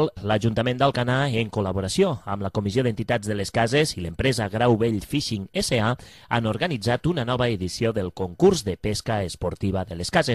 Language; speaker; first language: Catalan; native; Catalan